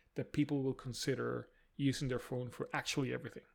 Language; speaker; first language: English; non-native, fluent; Spanish